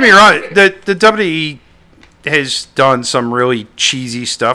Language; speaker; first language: English; native; English